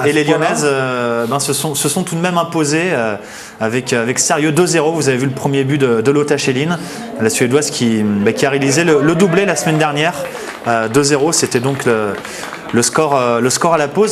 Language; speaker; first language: French; native; French